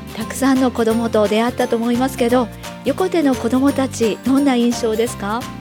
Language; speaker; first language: Japanese; native; Japanese